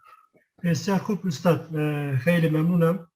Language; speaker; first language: Persian; non-native, fluent; Kurdish